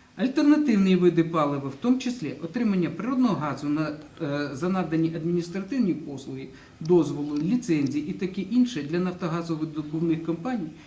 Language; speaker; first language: Ukrainian; non-native, local second language; Russian